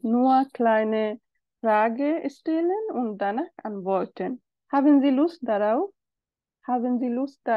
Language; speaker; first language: German; non-native, learner; Bangla